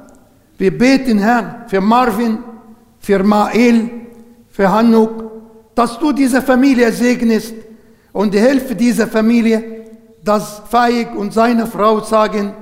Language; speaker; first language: German; non-native, learner; Arabic